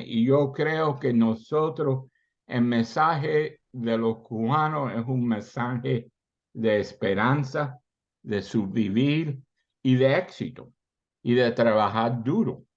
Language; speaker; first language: Spanish; early bilingual, heritage; Spanish